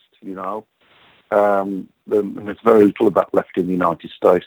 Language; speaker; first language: English; native; English